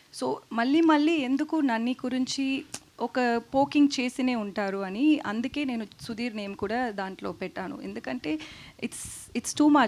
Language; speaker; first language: Telugu; non-native, fluent; Tamil